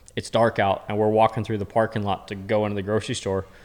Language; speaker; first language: English; native; English